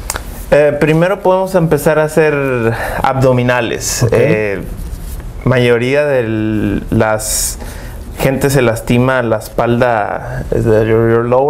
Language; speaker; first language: Spanish; early bilingual, heritage; Spanish